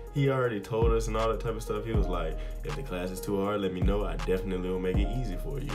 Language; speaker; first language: English; native; English